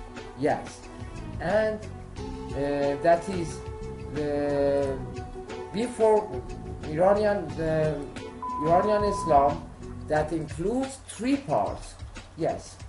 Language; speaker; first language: English; non-native, learner; Persian